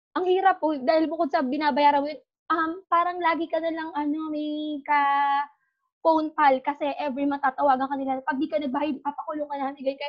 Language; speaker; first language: Filipino; native; Filipino